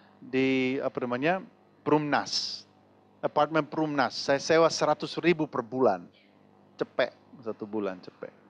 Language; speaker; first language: Indonesian; non-native, fluent; English